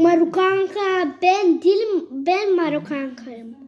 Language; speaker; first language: Turkish; early bilingual, heritage; Turkish